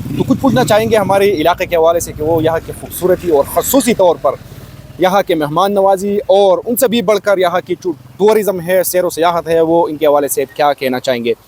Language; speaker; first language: Urdu; non-native, local second language; Pashto